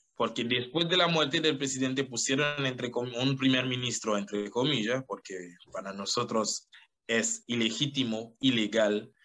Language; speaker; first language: Spanish; non-native, fluent; Haitian Creole